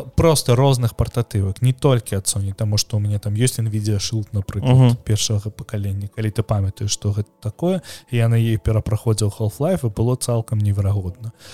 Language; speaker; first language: Belarusian; non-native, local second language; Russian